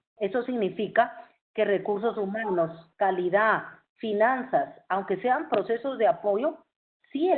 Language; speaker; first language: Spanish; native; Spanish